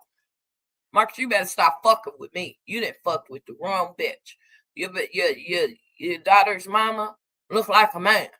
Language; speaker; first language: English; native; English